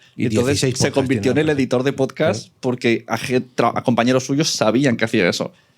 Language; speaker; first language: Spanish; native; Spanish